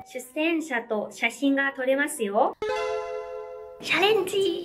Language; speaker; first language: Japanese; non-native, fluent; Thai